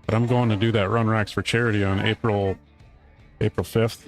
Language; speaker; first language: English; native; English